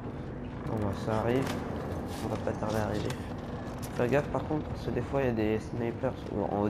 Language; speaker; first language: French; native; French